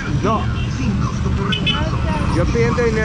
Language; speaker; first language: Spanish; native; Spanish